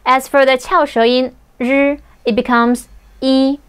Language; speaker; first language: English; non-native, fluent; Chinese